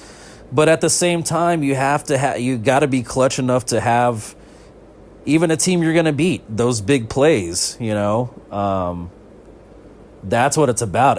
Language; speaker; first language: English; native; English